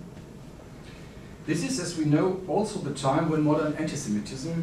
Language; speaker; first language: English; non-native, fluent; German